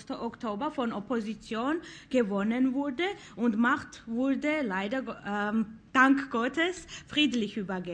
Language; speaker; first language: German; non-native, fluent; Georgian